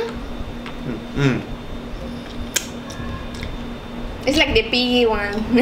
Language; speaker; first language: English; non-native, fluent; Spanish